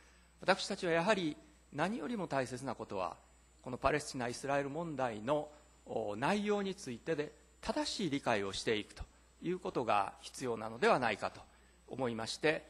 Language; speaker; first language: Japanese; native; Japanese